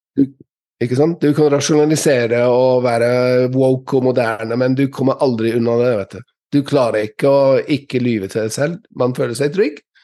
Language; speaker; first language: Norwegian; non-native, fluent; English